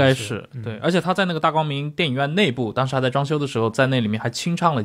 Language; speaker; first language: Chinese; native; Chinese